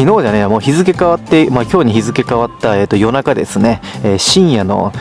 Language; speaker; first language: Japanese; native; Japanese